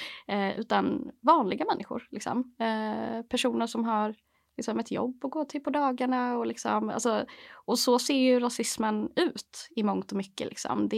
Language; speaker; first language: Swedish; native; Swedish